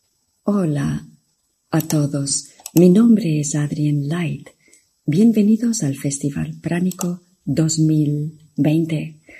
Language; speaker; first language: Spanish; non-native, fluent; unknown